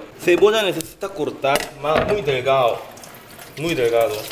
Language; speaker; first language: Spanish; non-native, learner; Korean